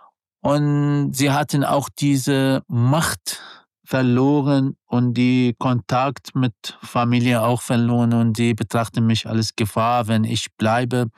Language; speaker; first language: German; non-native, learner; Arabic